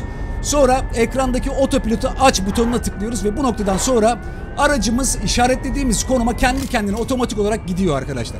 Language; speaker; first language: Turkish; native; Turkish